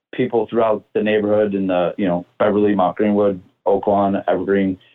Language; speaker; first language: English; native; English